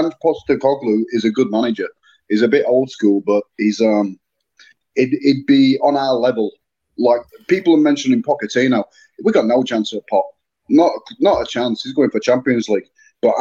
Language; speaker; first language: English; native; English